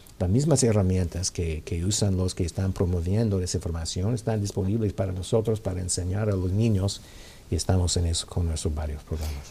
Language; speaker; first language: Spanish; non-native, fluent; English